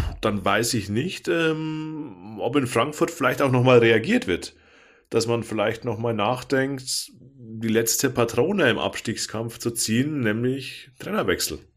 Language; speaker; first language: German; native; German